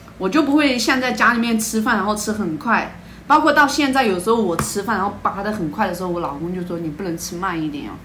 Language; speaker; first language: Chinese; native; Chinese